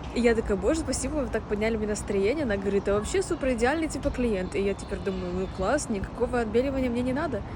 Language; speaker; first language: Russian; native; Russian